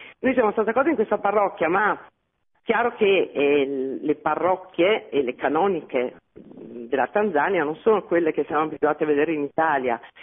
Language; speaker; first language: Italian; native; Italian